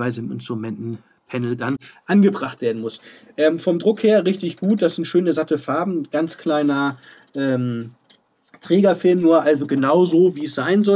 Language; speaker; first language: German; native; German